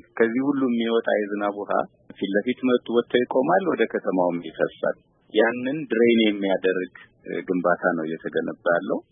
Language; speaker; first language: Amharic; native; Amharic